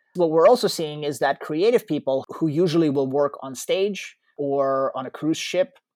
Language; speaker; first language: English; early bilingual, other home language; Russian